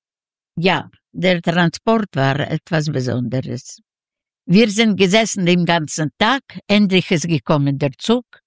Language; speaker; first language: German; non-native, learner; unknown